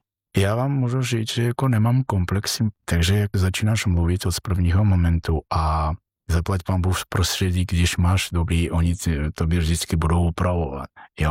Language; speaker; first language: Czech; non-native, fluent; Georgian